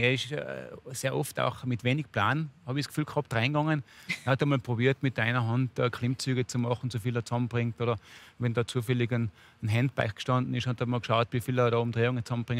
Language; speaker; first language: German; native; German